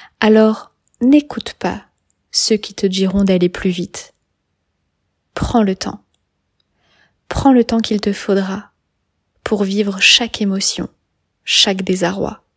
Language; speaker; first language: French; native; French